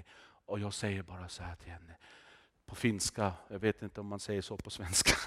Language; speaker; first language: Swedish; non-native, fluent; Finnish